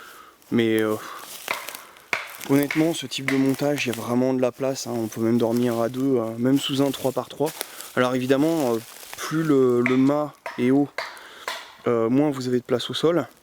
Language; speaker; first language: French; native; French